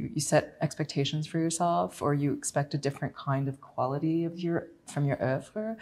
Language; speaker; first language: English; native; English